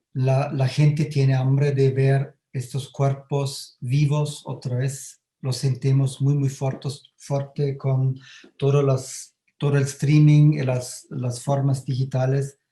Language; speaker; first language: Spanish; non-native, fluent; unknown